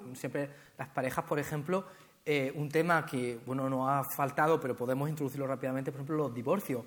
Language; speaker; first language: Spanish; native; Spanish